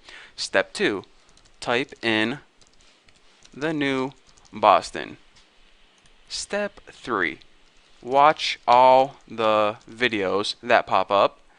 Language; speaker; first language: English; native; English